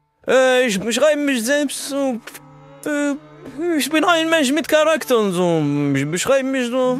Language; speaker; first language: German; non-native, learner; French